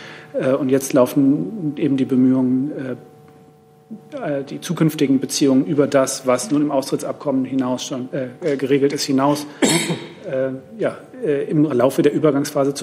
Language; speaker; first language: German; native; German